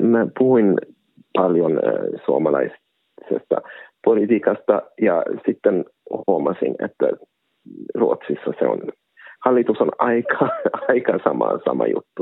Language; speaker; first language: Finnish; non-native, local second language; Swedish